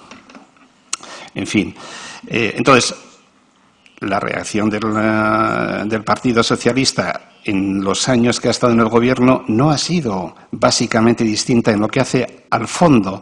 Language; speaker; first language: Spanish; native; Spanish